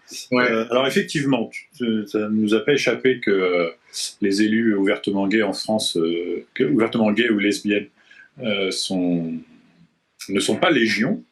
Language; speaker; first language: French; native; French